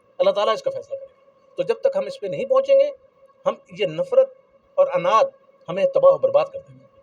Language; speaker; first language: Urdu; non-native, local second language; Punjabi